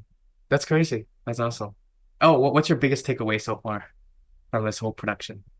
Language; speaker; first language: English; native; English